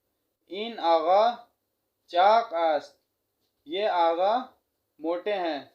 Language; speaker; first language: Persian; non-native, fluent; Urdu